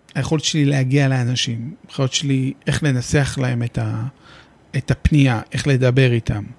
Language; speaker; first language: Hebrew; native; Hebrew